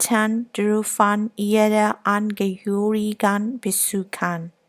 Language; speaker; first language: German; non-native, learner; Burmese